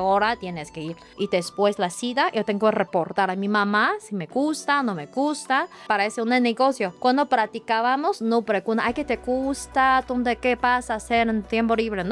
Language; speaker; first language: Spanish; non-native, learner; Chinese